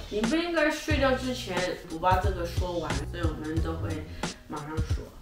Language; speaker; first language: Chinese; non-native, learner; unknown